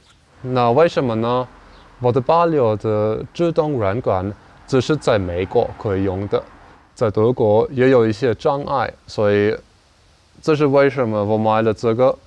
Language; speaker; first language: Chinese; non-native, learner; German